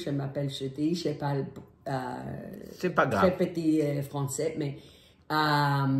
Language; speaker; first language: French; non-native, learner; English